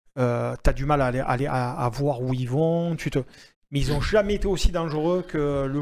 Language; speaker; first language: French; native; French